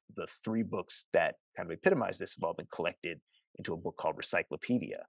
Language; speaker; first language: English; native; English